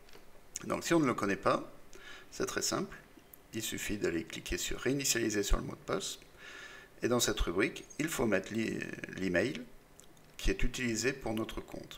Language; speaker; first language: French; native; French